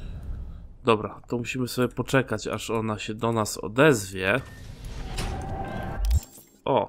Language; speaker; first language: Polish; native; Polish